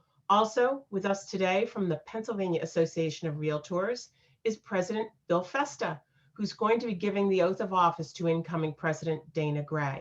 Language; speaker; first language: English; native; English